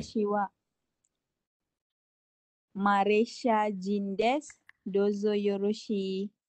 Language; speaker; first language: Japanese; non-native, learner; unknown